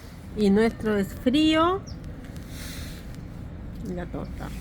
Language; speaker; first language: Spanish; non-native, learner; Russian